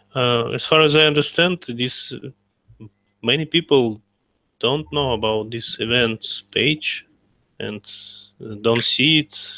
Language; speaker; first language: English; non-native, learner; Russian